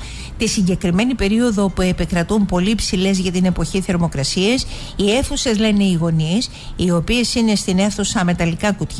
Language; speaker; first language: Greek; native; Greek